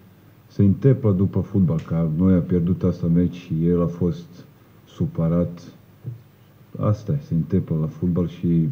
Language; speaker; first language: Romanian; non-native, learner; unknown